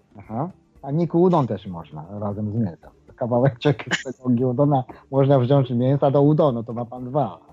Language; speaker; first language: Polish; non-native, fluent; Japanese